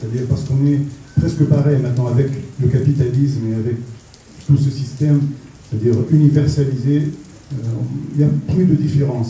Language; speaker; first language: French; non-native, local second language; Arabic